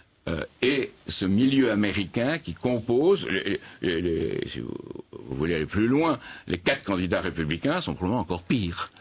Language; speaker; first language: French; native; French